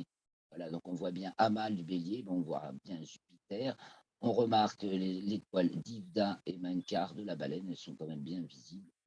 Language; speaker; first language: French; native; French